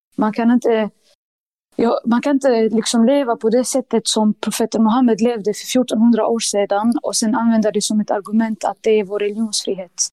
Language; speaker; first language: Swedish; early bilingual, other home language; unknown